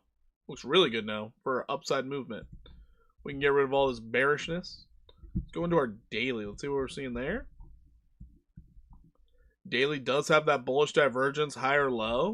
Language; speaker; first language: English; native; English